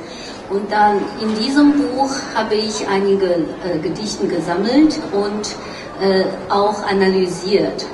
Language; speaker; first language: German; non-native, fluent; Chinese